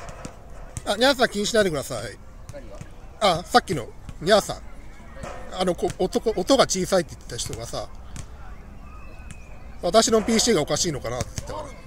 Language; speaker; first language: Japanese; native; Japanese